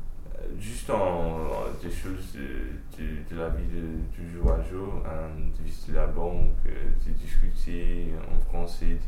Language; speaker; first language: French; early bilingual, heritage; French